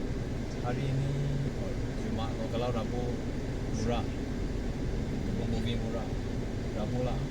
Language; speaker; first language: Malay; non-native, local second language; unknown